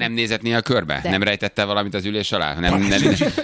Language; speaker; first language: Hungarian; native; Hungarian